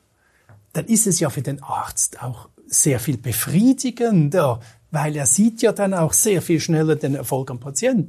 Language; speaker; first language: German; native; German